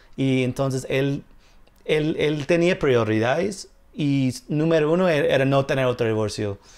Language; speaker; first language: Spanish; non-native, fluent; English